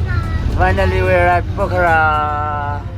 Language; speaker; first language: English; non-native, local second language; Nepali